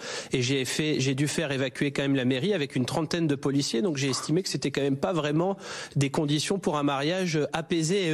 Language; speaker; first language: French; native; French